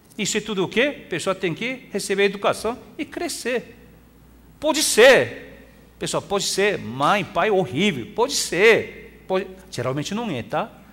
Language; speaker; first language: Portuguese; non-native, fluent; Korean